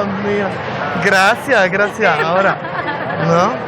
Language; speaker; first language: Spanish; non-native, learner; Polish